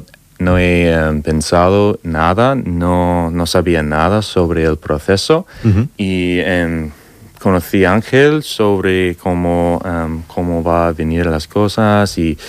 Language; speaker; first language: Spanish; non-native, learner; English